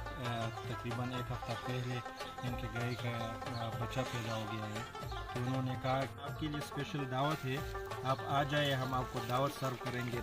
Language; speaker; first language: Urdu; non-native, local second language; Pashto